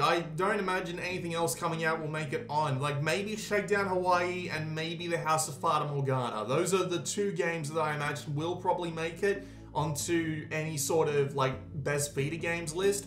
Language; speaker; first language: English; native; English